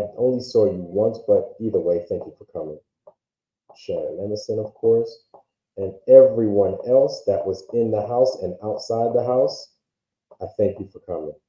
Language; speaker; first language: English; native; English